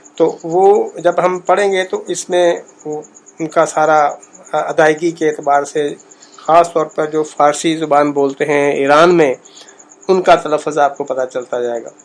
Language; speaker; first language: Urdu; native; Urdu